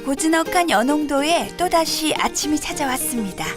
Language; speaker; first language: Korean; native; Korean